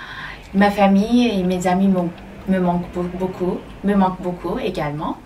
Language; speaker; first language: French; non-native, fluent; Turkish